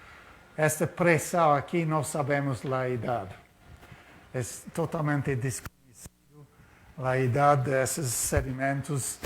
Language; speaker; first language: Portuguese; non-native, learner; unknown